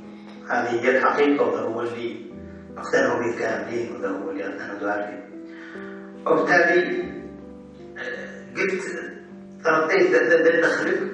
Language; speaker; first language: Arabic; native; Arabic